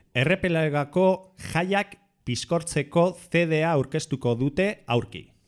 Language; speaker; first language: Basque; native; Basque